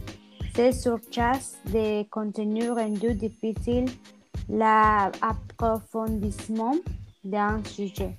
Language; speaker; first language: French; non-native, learner; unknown